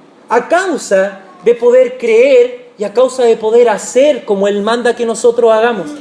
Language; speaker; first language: Spanish; native; Spanish